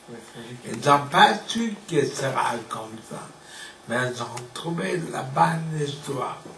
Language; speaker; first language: French; non-native, fluent; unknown